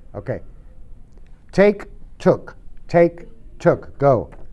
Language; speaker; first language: English; native; English